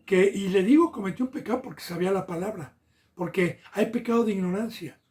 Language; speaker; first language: Spanish; native; Spanish